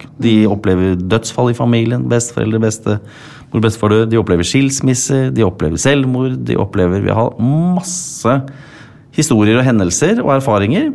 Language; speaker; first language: Norwegian; native; Norwegian